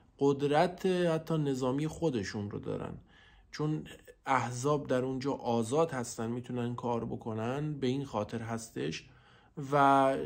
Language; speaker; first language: Persian; non-native, local second language; Central Kurdish